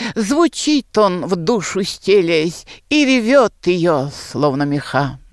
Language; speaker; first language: Russian; native; Russian